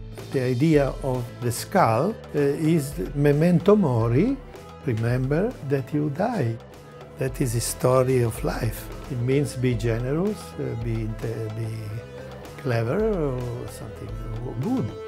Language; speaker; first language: English; non-native, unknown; Italian